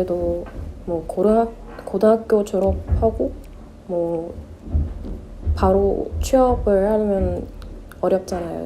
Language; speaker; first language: Korean; non-native, fluent; Vietnamese